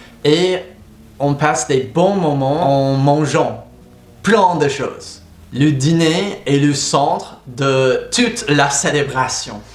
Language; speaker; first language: French; non-native, fluent; English